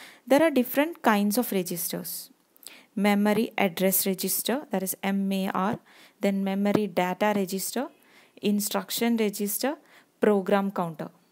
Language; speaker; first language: English; non-native, local second language; Malayalam